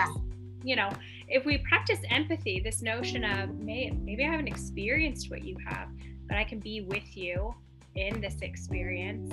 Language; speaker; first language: English; native; English